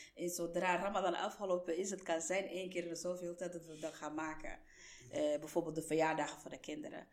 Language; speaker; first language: Dutch; non-native, fluent; Somali